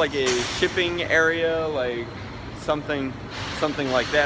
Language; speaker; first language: English; native; English